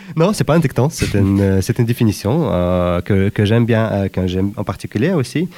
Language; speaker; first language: French; non-native, fluent; Uzbek